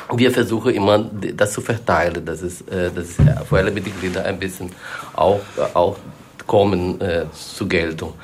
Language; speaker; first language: German; non-native, fluent; Portuguese